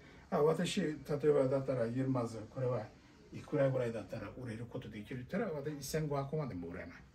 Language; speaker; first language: Japanese; non-native, fluent; Turkish